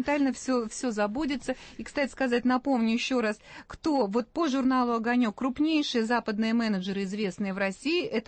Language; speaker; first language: Russian; native; Russian